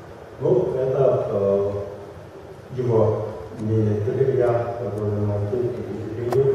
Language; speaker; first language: Russian; non-native, local second language; Kyrgyz